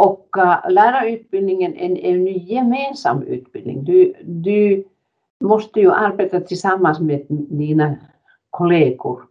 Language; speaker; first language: Swedish; non-native, fluent; Finnish